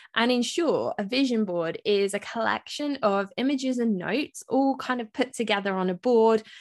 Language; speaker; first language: English; native; English